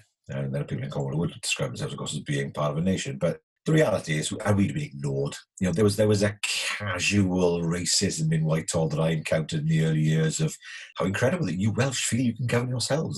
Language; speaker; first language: English; native; English